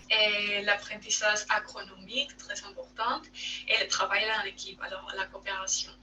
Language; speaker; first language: French; non-native, learner; Spanish